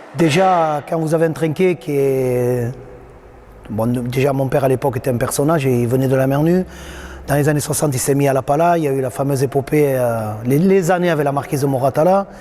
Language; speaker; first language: French; native; French